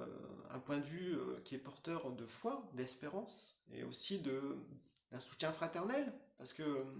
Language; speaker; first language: French; native; French